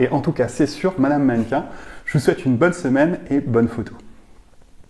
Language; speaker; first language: French; native; French